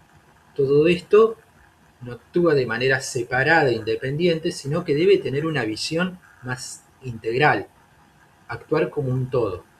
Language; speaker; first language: Spanish; native; Spanish